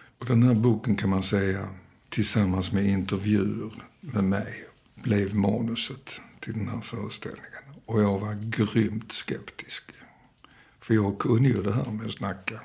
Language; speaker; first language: Swedish; early bilingual, other home language; Danish